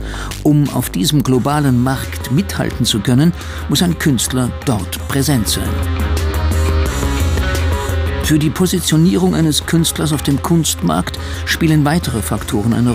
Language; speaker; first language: German; native; German